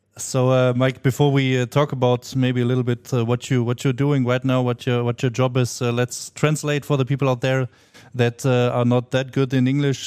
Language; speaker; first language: English; non-native, fluent; German